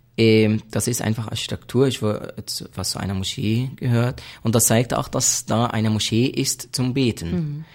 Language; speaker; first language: German; non-native, fluent; Arabic